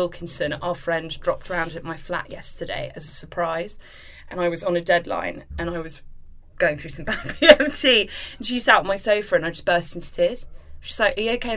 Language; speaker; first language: English; native; English